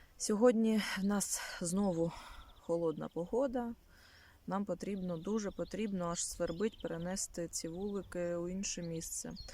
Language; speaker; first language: Ukrainian; non-native, local second language; Russian